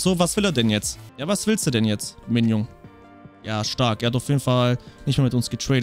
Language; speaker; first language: German; native; German